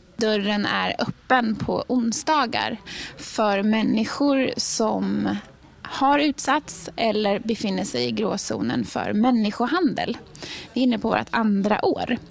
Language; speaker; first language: Swedish; native; Swedish